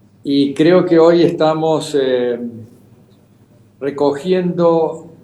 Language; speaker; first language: Spanish; native; Spanish